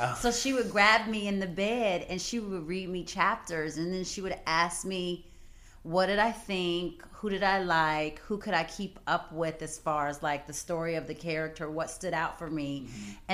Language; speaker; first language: English; native; English